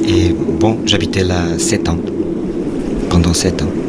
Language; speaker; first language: French; non-native, fluent; Portuguese